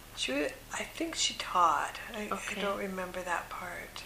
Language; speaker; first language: English; native; English